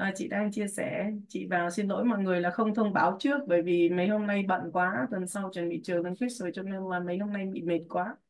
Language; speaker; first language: Vietnamese; native; Vietnamese